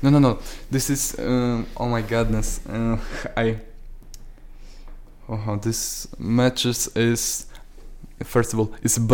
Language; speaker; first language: English; non-native, learner; Polish